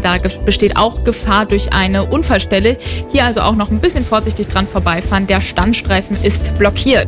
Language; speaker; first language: German; native; German